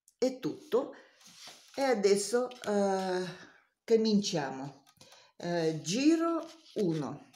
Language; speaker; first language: Italian; non-native, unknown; Russian